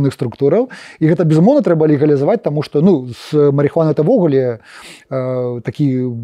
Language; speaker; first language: Russian; non-native, local second language; Polish